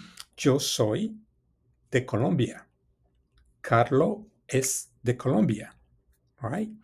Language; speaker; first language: Spanish; non-native, fluent; English